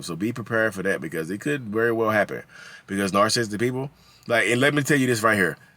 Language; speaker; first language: English; native; English